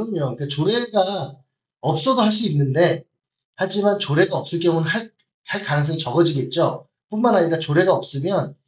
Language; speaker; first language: Korean; native; Korean